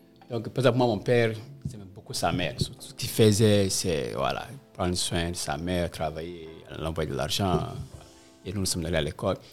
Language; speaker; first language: French; non-native, local second language; Fula